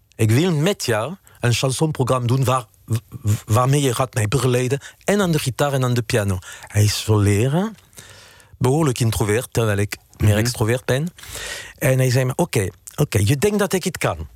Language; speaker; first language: Dutch; non-native, fluent; French